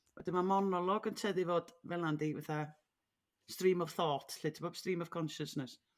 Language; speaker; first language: Welsh; native; Welsh